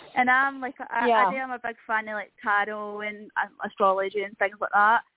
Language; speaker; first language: English; native; English